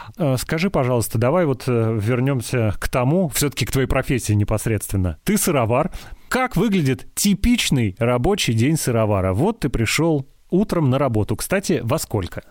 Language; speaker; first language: Russian; native; Russian